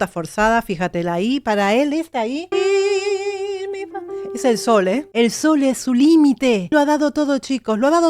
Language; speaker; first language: Spanish; native; Spanish